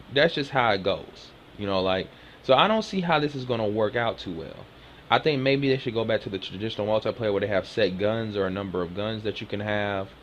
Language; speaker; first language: English; native; English